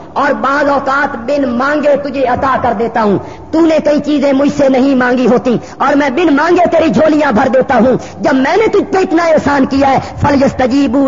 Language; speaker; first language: Urdu; non-native, local second language; Punjabi